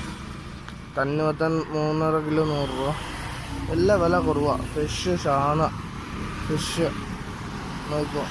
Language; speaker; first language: Malayalam; non-native, learner; Bangla